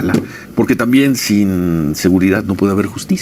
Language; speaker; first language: Spanish; native; Spanish